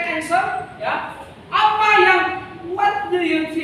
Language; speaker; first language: English; non-native, learner; Indonesian